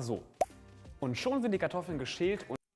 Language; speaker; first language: German; native; German